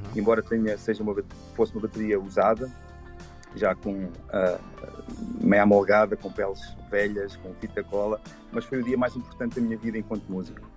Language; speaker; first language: Portuguese; native; Portuguese